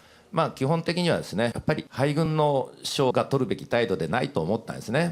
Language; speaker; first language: Japanese; native; Japanese